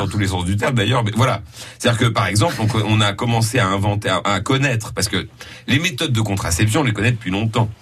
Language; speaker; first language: French; native; French